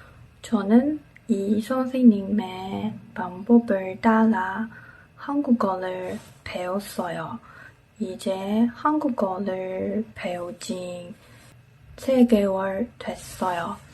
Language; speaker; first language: Korean; non-native, learner; Chinese